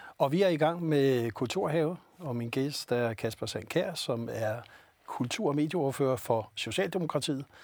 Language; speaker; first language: Danish; native; Danish